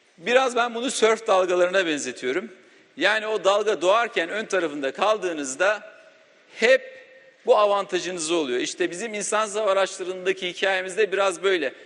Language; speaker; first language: Turkish; native; Turkish